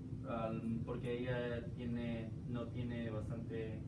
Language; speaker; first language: Spanish; non-native, learner; English